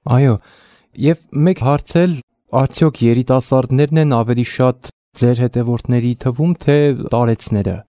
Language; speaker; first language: Armenian; native; Armenian